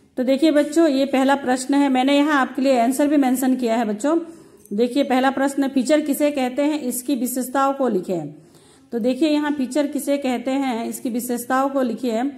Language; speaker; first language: Hindi; native; Hindi